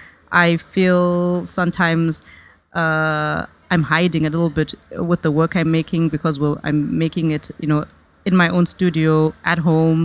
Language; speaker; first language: English; native; English